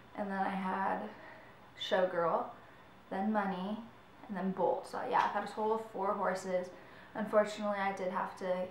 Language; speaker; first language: English; native; English